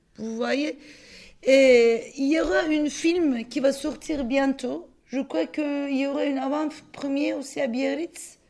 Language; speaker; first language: French; non-native, fluent; Turkish